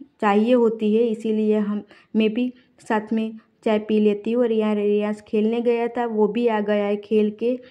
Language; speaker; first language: Hindi; non-native, local second language; Gujarati